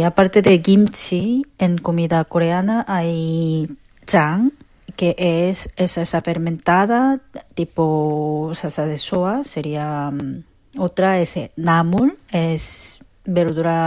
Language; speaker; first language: Spanish; non-native, fluent; Korean